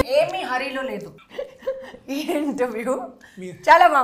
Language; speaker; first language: Telugu; non-native, learner; Hindi